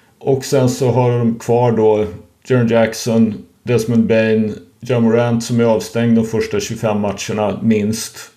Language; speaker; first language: Swedish; native; Swedish